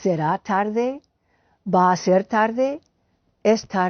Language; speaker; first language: Spanish; non-native, fluent; English